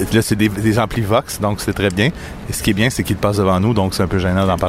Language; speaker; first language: French; native; French